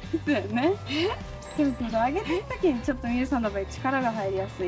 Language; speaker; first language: Japanese; native; Japanese